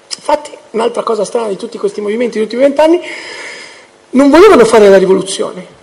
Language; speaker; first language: Italian; early bilingual, heritage; English